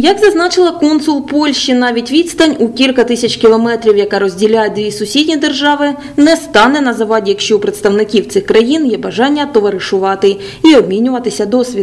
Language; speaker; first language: Ukrainian; native; Ukrainian